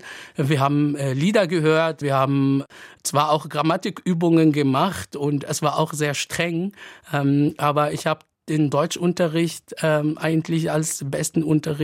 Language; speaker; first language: German; non-native, fluent; Arabic